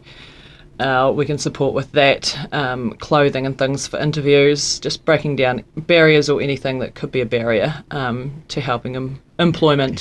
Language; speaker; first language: English; native; English